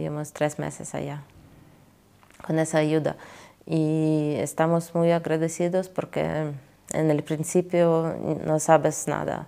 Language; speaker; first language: Spanish; non-native, fluent; Ukrainian